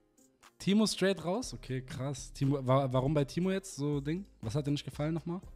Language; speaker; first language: German; native; German